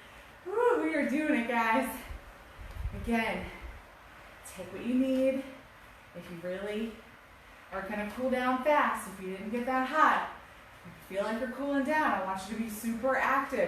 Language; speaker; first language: English; native; English